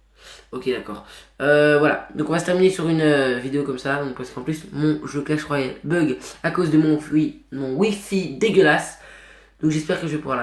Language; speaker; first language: French; native; French